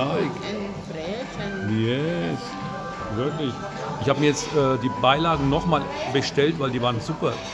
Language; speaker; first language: German; early bilingual, other home language; Turkish